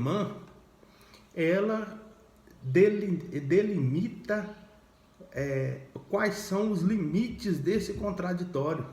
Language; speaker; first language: Portuguese; native; Portuguese